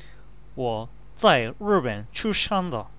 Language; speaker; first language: Chinese; non-native, learner; Japanese